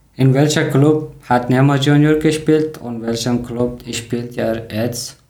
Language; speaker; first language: German; non-native, learner; Persian